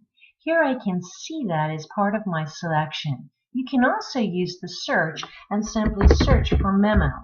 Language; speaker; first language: English; native; English